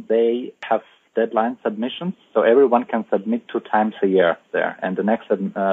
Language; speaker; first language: English; non-native, fluent; Uzbek